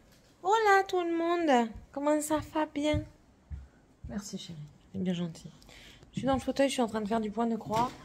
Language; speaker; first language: French; native; French